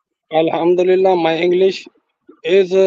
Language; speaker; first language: English; non-native, learner; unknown